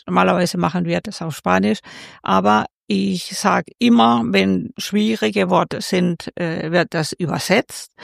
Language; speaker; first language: German; non-native, fluent; Spanish